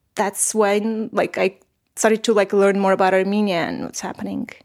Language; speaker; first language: English; non-native, fluent; Armenian